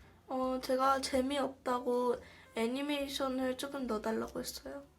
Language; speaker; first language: Korean; early bilingual, heritage; Korean